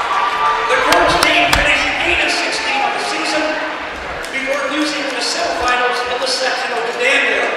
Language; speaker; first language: English; native; English